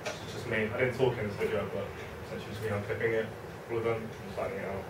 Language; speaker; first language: English; native; English